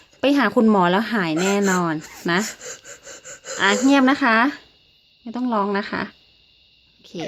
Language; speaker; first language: Thai; native; Thai